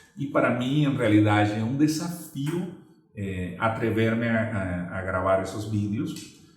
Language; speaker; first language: Portuguese; non-native, fluent; Spanish